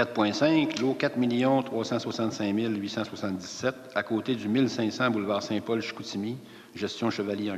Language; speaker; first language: French; native; French